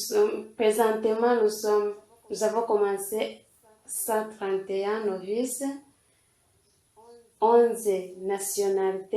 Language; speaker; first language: French; non-native, local second language; Kinyarwanda